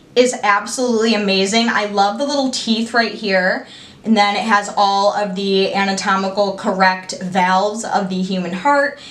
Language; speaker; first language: English; native; English